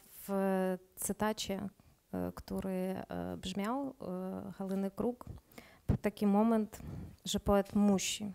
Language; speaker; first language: Polish; non-native, learner; Ukrainian